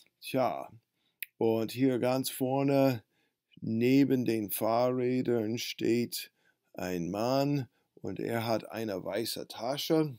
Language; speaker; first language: German; non-native, fluent; English